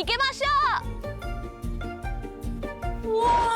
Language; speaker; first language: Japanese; non-native, learner; Chinese